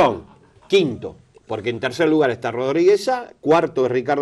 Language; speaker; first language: Spanish; native; Spanish